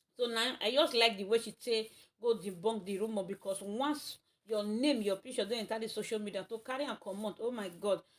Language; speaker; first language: Nigerian Pidgin; native; Nigerian Pidgin